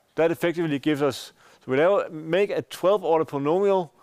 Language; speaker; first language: English; non-native, fluent; Danish